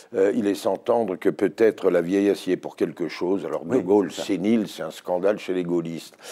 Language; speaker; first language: French; native; French